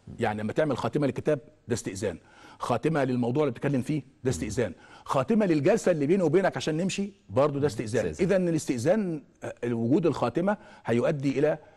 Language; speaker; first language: Arabic; native; Arabic